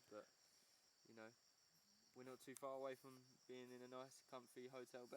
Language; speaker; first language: English; native; English